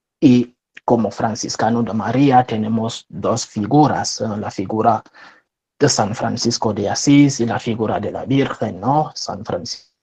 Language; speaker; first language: Spanish; non-native, fluent; French